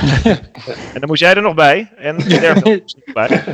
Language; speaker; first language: Dutch; native; Dutch